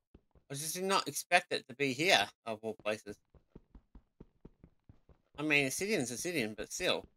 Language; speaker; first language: English; native; English